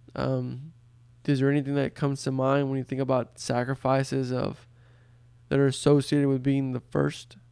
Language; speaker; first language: English; early bilingual, other home language; Spanish